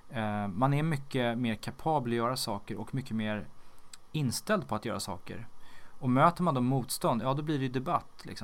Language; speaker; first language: Swedish; native; Swedish